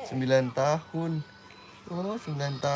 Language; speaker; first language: Indonesian; native; Indonesian